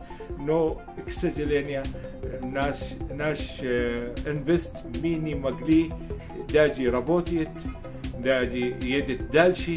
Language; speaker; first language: Russian; non-native, learner; Arabic